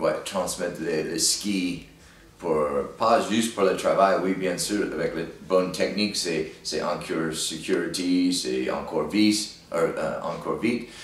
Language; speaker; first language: French; non-native, learner; English